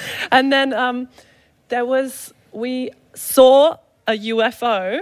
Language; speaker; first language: English; native; English